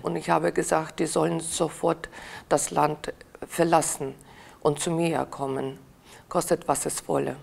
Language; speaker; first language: German; non-native, fluent; Ukrainian